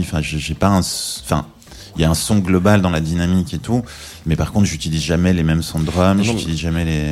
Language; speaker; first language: French; native; French